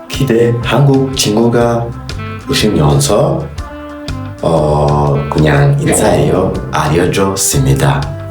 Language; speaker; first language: Korean; non-native, learner; Kinyarwanda